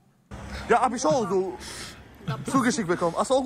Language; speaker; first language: German; early bilingual, other home language; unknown